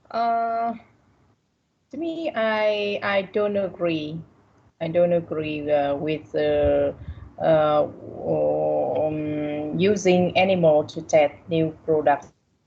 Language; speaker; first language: English; non-native, learner; Vietnamese